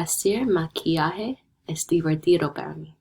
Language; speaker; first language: Spanish; non-native, learner; English